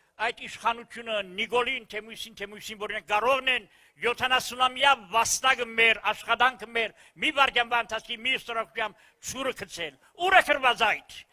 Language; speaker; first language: Armenian; early bilingual, heritage; Armenian